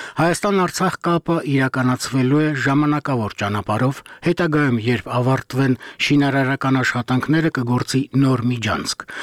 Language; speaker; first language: Armenian; native; Armenian